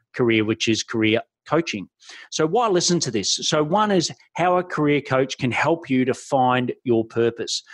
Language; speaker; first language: English; native; English